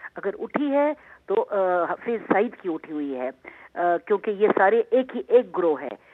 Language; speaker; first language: Urdu; non-native, fluent; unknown